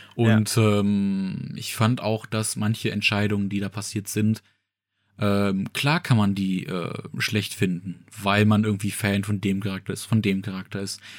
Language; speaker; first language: German; native; German